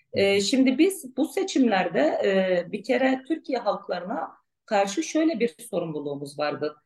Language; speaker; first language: Turkish; non-native, local second language; Arabic